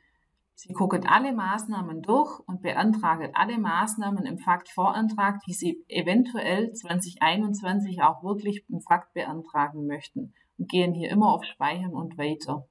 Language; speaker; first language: German; native; German